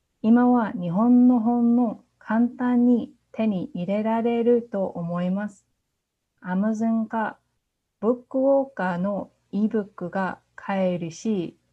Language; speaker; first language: Japanese; non-native, fluent; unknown